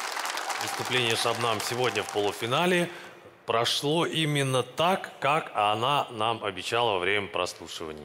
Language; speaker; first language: Russian; native; Russian